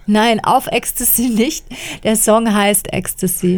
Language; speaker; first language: German; native; German